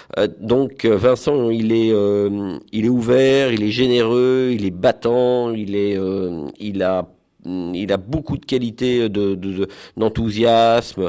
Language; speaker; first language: French; native; French